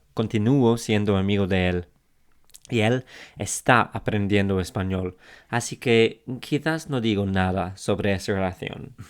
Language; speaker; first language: Spanish; non-native, fluent; English